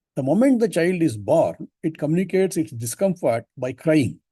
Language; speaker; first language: English; non-native, local second language; Kannada